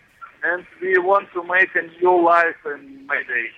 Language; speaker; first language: English; non-native, learner; Russian